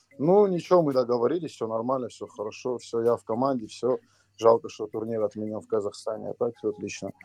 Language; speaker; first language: Russian; native; Russian